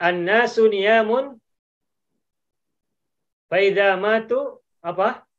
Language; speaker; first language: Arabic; non-native, fluent; Indonesian